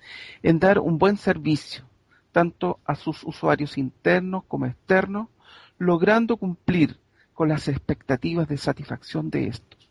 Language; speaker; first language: Spanish; native; Spanish